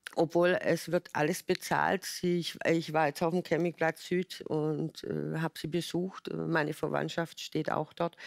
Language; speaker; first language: German; native; German